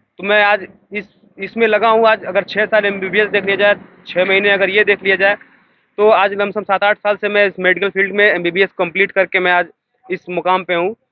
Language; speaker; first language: Hindi; native; Hindi